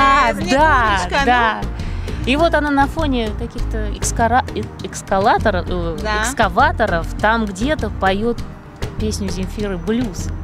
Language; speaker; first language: Russian; native; Russian